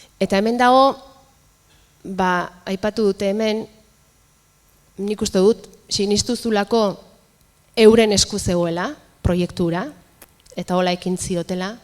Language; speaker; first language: Basque; native; Basque